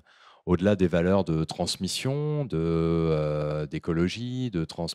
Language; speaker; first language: French; native; French